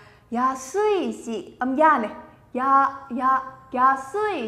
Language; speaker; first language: Japanese; non-native, fluent; Vietnamese